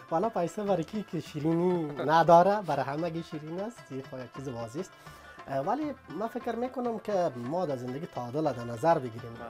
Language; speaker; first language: Persian; native; Persian